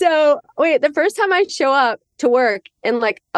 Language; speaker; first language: English; native; English